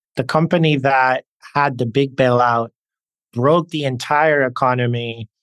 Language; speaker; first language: English; early bilingual, other home language; Spanish